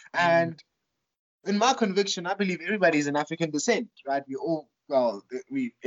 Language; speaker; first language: English; non-native, local second language; Tswana